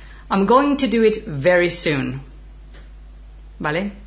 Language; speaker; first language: English; non-native, fluent; Spanish